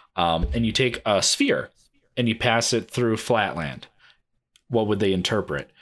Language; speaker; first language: English; native; English